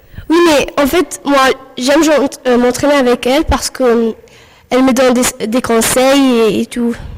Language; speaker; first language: French; non-native, fluent; Arabic